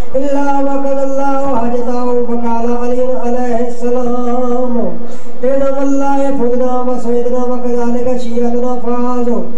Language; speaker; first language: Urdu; non-native, local second language; Punjabi